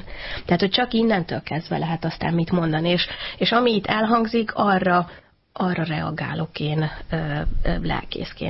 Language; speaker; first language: Hungarian; native; Hungarian